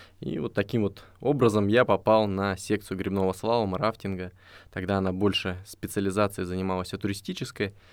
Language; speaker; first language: Russian; native; Russian